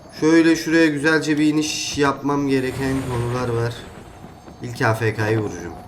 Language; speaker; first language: Turkish; native; Turkish